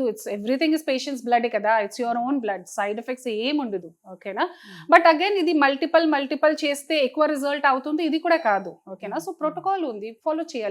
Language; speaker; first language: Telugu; non-native, local second language; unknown